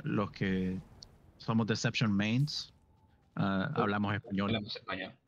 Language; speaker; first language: Spanish; native; Spanish